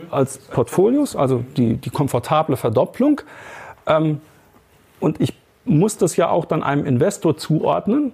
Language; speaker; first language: German; native; German